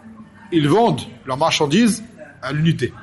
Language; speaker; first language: French; native; French